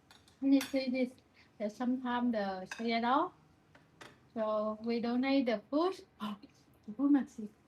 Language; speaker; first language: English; non-native, learner; Vietnamese